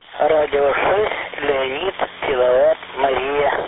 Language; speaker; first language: Russian; native; Russian